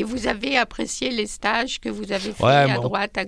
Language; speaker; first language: French; native; French